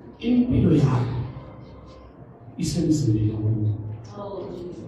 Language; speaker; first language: Zulu; non-native, local second language; Xhosa